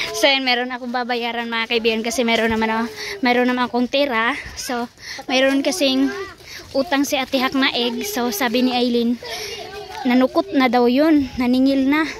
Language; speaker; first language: Filipino; non-native, local second language; Cebuano